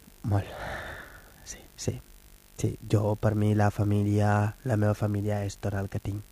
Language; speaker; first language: Catalan; non-native, fluent; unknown